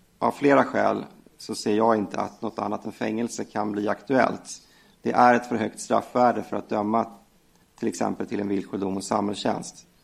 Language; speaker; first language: Swedish; native; Swedish